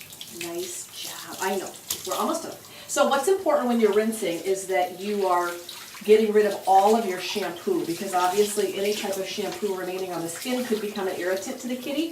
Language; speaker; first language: English; native; English